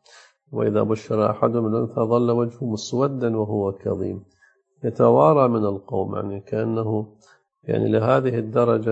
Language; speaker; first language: Arabic; native; Arabic